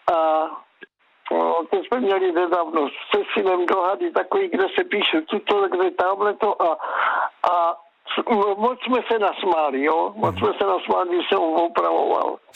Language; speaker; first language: Czech; native; Czech